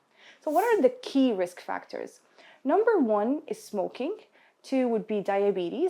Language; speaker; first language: English; non-native, fluent; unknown